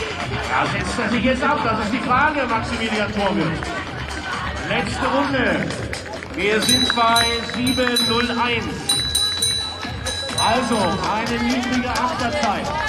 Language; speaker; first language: German; native; German